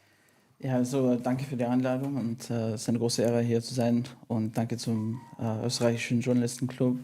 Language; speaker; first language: German; non-native, fluent; English